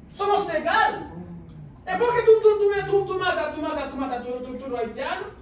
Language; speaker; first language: Spanish; non-native, learner; Haitian Creole